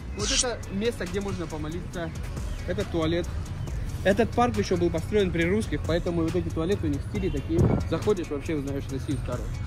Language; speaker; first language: Russian; non-native, fluent; Persian